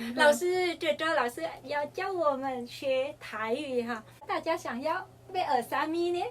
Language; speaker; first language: Chinese; non-native, fluent; Vietnamese